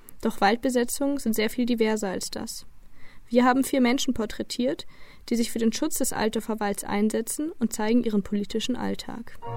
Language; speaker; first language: German; native; German